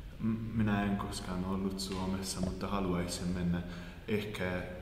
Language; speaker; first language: Finnish; non-native, learner; Hungarian